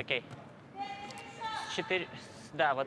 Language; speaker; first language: Russian; native; Russian